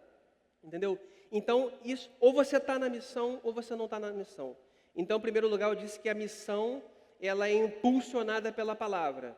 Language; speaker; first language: Portuguese; native; Portuguese